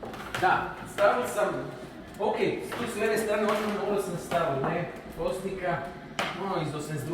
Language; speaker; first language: Croatian; native; Croatian